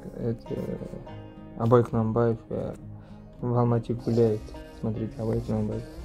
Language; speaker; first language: Russian; non-native, local second language; Kazakh